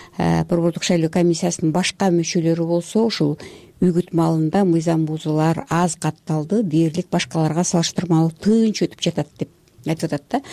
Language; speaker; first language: Kyrgyz; native; Kyrgyz